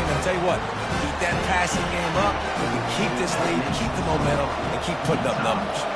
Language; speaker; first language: English; native; English